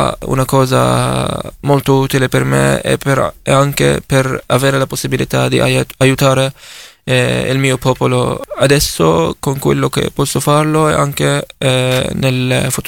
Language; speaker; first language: Italian; non-native, fluent; Arabic